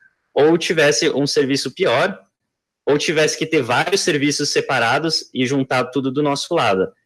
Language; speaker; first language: Portuguese; native; Portuguese